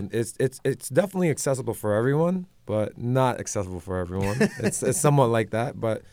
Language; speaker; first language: English; non-native, local second language; Filipino